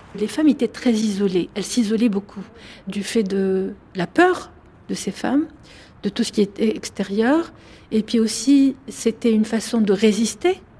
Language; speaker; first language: French; non-native, local second language; Arabic